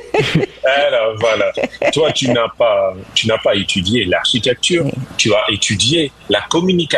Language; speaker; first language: French; non-native, fluent; English